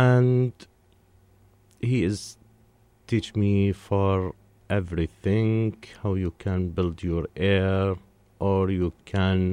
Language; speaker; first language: English; non-native, learner; Arabic